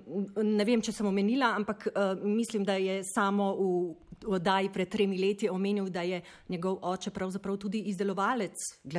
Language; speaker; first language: Slovenian; native; Slovenian